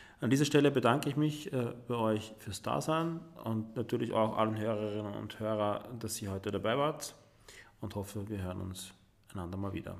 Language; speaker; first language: German; native; German